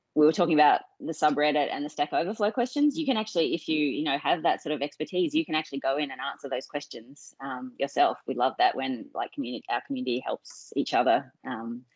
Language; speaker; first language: English; native; English